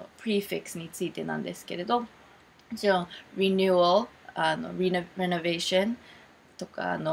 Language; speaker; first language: Japanese; early bilingual, heritage; Japanese